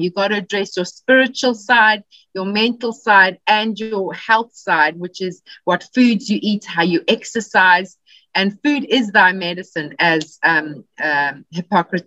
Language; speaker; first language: English; native; English